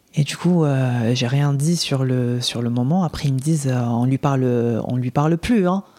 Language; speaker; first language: French; non-native, local second language; Arabic